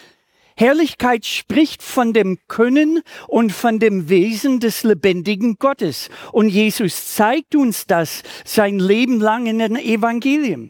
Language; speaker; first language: German; non-native, fluent; English